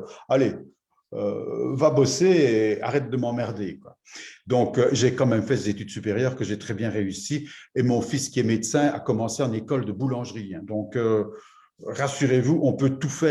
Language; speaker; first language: French; native; French